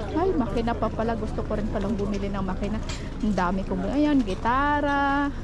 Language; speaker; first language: Filipino; native; Filipino